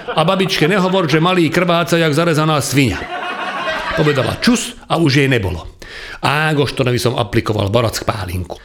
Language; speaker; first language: Slovak; non-native, local second language; Hungarian